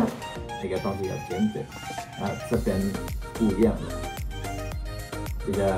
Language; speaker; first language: Chinese; non-native, learner; Filipino